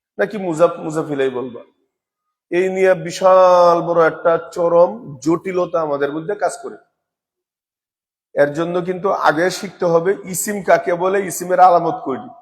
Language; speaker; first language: Bangla; native; Bangla